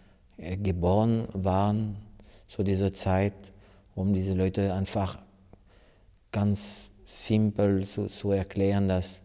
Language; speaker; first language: German; non-native, fluent; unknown